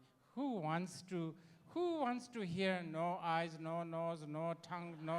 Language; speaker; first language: English; non-native, learner; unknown